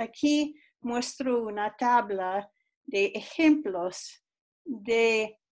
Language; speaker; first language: Spanish; non-native, fluent; English